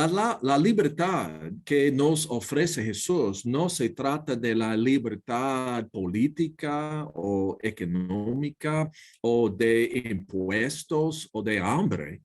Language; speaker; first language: Spanish; non-native, learner; English